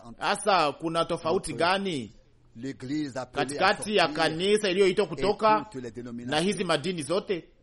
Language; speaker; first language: Swahili; native; Swahili